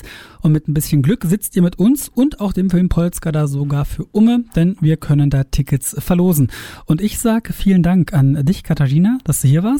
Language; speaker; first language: German; native; German